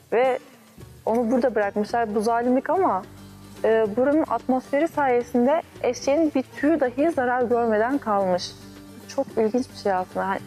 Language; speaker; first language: Turkish; early bilingual, heritage; Turkish